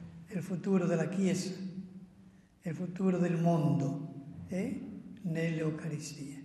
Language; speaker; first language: Italian; non-native, fluent; Spanish